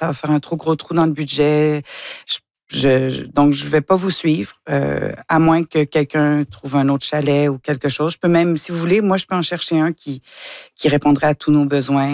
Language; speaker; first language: French; native; French